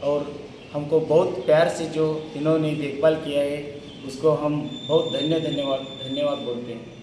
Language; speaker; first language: Hindi; non-native, local second language; Kannada